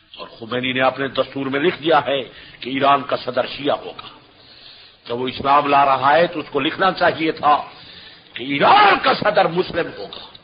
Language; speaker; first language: Urdu; non-native, local second language; Saraiki